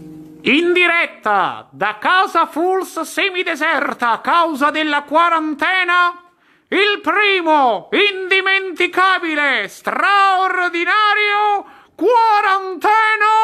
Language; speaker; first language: Italian; native; Italian